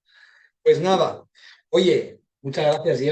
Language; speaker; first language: Spanish; native; Spanish